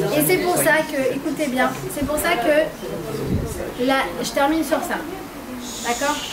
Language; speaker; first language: French; native; French